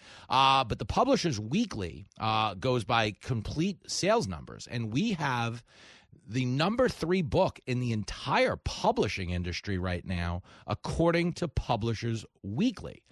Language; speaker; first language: English; native; English